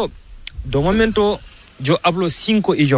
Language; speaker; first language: Spanish; non-native, learner; Fula